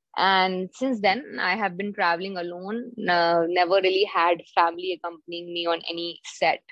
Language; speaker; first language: English; non-native, local second language; Hindi